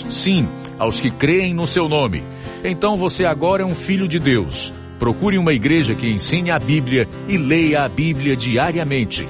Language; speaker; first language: Portuguese; native; Portuguese